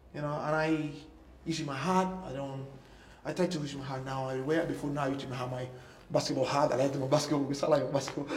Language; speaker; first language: English; non-native, learner; Spanish